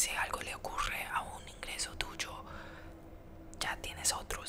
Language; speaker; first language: Spanish; early bilingual, heritage; Spanish